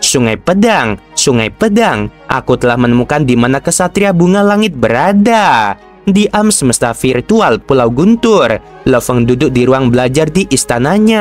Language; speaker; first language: Indonesian; native; Indonesian